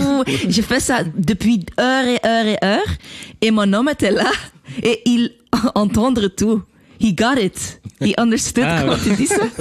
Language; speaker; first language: French; non-native, learner; Dutch